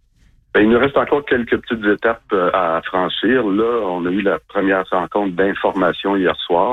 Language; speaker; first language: French; native; French